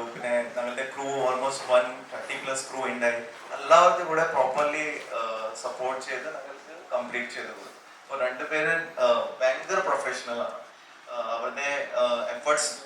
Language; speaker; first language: Malayalam; early bilingual, heritage; Malayalam